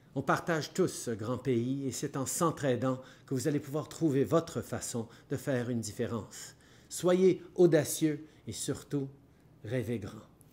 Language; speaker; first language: French; native; French